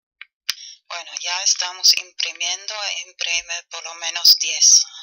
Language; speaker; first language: Spanish; non-native, learner; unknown